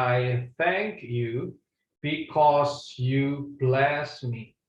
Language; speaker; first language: English; non-native, fluent; Indonesian